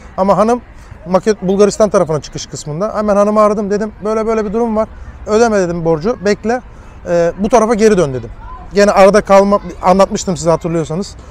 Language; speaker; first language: Turkish; early bilingual, heritage; Turkish